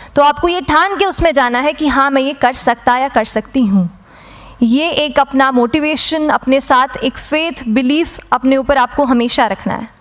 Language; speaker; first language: Hindi; native; Hindi